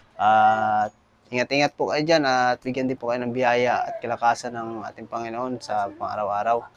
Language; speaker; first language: Filipino; non-native, local second language; Cebuano